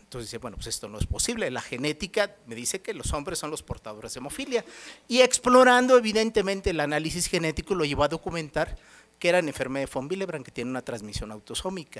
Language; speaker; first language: Spanish; native; Spanish